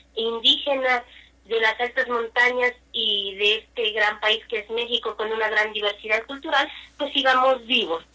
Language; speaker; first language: Spanish; non-native, local second language; Nahuatl languages